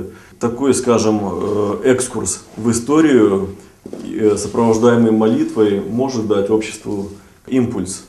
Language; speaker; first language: Russian; native; Russian